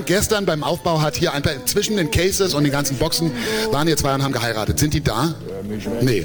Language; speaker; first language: German; native; German